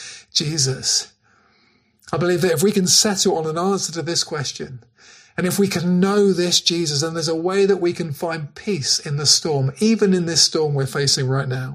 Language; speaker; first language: English; native; English